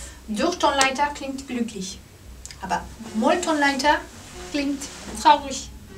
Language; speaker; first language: German; non-native, learner; Turkish